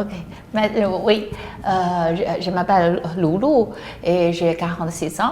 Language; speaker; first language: French; non-native, learner; Chinese